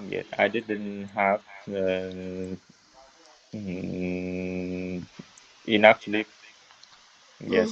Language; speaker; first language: English; non-native, learner; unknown